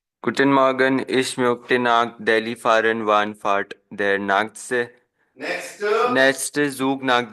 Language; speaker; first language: German; non-native, learner; Hindi